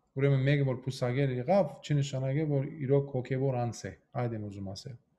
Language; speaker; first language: Armenian; early bilingual, heritage; Armenian